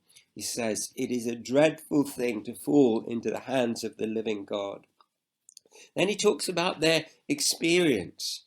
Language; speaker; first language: English; native; English